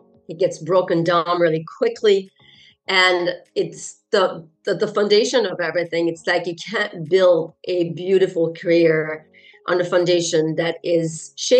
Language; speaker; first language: English; non-native, fluent; French